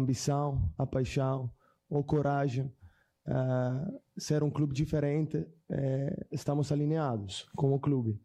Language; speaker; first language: Portuguese; non-native, fluent; Italian